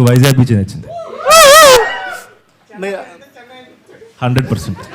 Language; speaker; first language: Telugu; native; Telugu